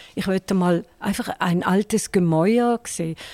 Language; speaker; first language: German; native; German